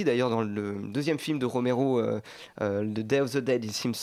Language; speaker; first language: French; native; French